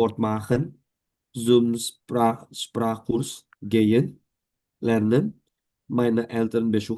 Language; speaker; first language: German; non-native, learner; Indonesian